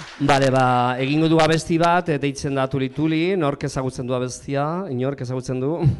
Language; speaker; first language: Basque; non-native, local second language; Spanish